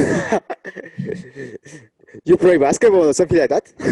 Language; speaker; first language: English; non-native, learner; Spanish